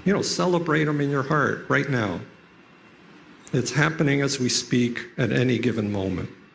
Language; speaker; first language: English; early bilingual, other home language; Ukrainian